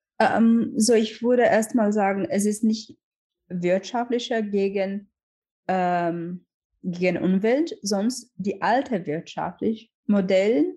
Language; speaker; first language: German; non-native, learner; Portuguese